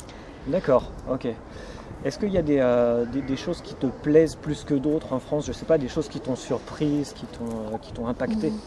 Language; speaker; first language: French; native; French